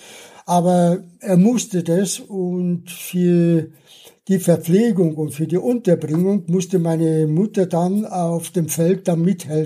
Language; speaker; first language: German; early bilingual, other home language; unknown